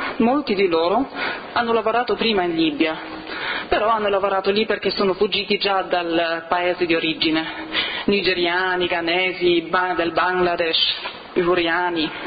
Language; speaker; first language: Italian; non-native, fluent; Arabic